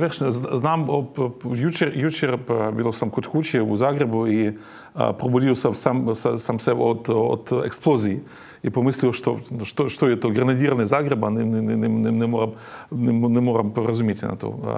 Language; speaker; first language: Croatian; non-native, learner; Ukrainian